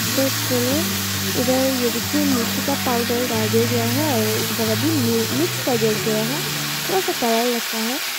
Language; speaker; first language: Hindi; non-native, local second language; Bangla